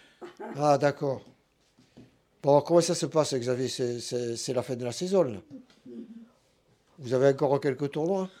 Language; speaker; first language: French; native; French